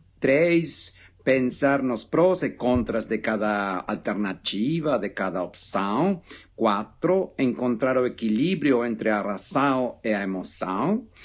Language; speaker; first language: Portuguese; non-native, learner; Spanish